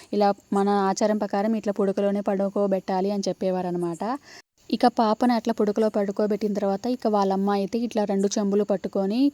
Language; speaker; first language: Telugu; non-native, local second language; Lambadi